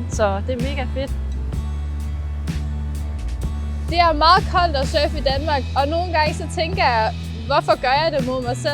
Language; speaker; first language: Danish; native; Danish